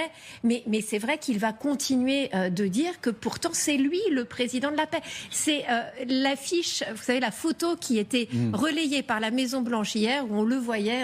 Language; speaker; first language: French; native; French